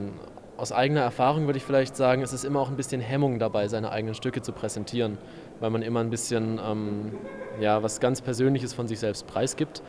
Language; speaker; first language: German; native; German